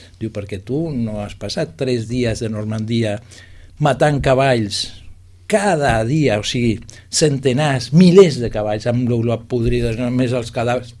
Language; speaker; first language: Catalan; native; Catalan